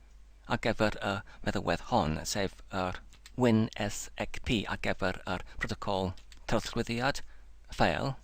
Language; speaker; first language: Welsh; non-native, learner; English